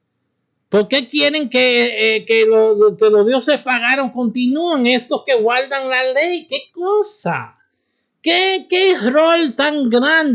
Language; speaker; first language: Spanish; early bilingual, heritage; Spanish